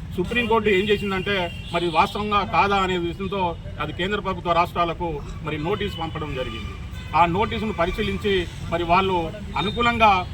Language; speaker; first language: Telugu; non-native, local second language; Lambadi